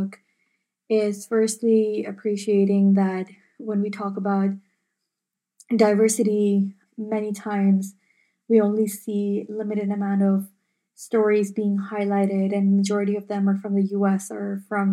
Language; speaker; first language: English; non-native, local second language; Urdu